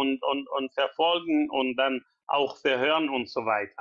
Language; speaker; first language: German; non-native, fluent; Persian